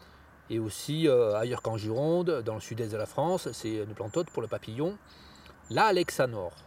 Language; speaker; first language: French; native; French